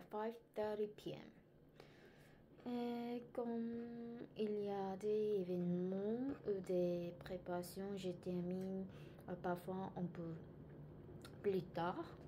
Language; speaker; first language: French; non-native, learner; Korean